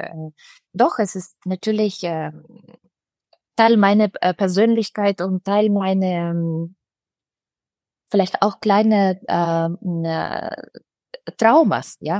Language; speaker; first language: German; non-native, fluent; Russian